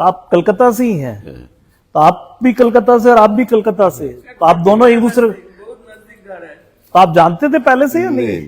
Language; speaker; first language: Hindi; native; Hindi